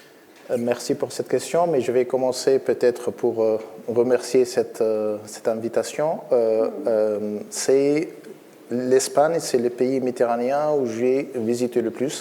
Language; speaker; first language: French; non-native, local second language; Arabic